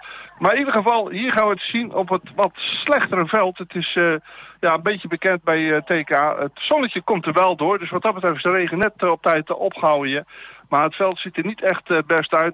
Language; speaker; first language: Dutch; native; Dutch